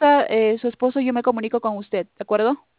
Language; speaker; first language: Spanish; native; Spanish